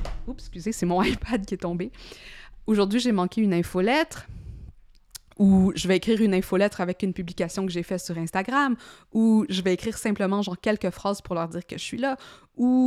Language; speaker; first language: French; native; French